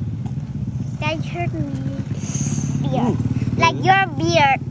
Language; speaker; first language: English; non-native, learner; Persian